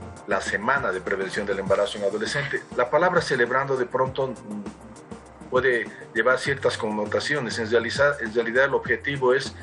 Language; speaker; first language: Spanish; native; Spanish